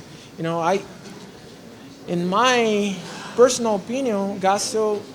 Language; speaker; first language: English; non-native, learner; Portuguese